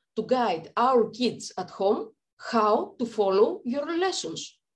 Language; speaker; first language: English; non-native, fluent; Greek